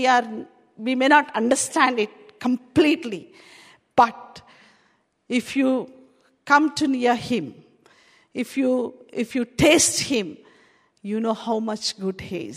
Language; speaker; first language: English; non-native, local second language; Telugu